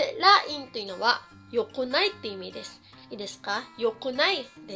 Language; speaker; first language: Japanese; non-native, fluent; Filipino